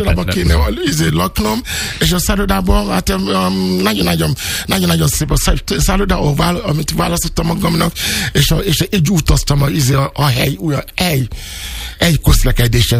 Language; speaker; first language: Hungarian; non-native, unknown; Yoruba